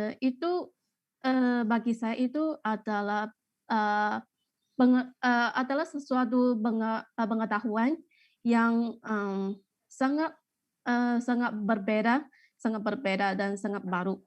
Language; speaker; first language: Indonesian; non-native, fluent; Chinese